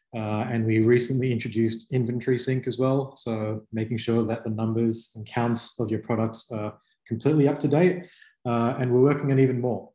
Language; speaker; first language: English; native; English